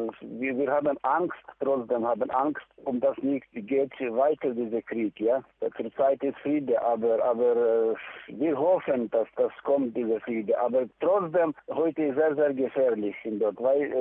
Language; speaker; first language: German; non-native, learner; Ukrainian